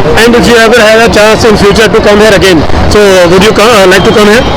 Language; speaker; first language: English; non-native, local second language; Punjabi